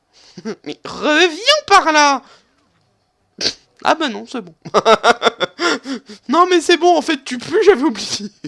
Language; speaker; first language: French; native; French